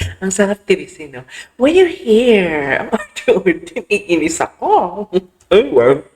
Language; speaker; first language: Filipino; native; Filipino